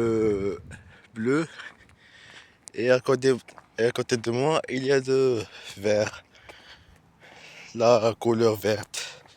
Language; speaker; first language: French; non-native, learner; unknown